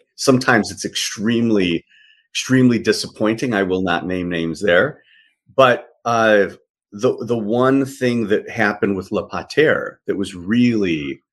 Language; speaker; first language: English; native; English